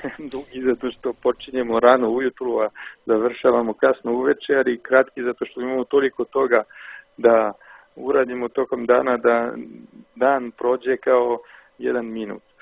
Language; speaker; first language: Serbian; non-native, fluent; French